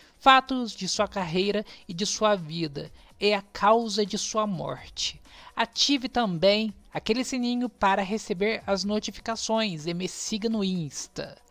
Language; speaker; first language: Portuguese; native; Portuguese